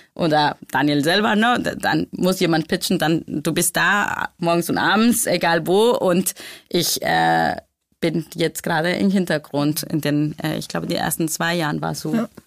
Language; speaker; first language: German; non-native, fluent; Spanish